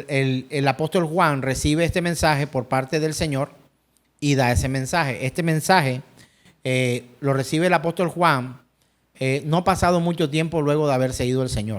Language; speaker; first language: Spanish; native; Spanish